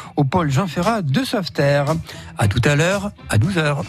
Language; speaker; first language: French; native; French